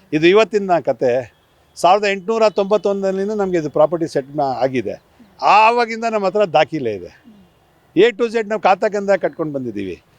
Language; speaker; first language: Kannada; non-native, local second language; Urdu